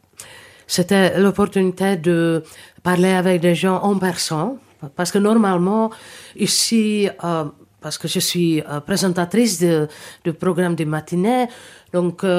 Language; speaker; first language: French; non-native, fluent; Czech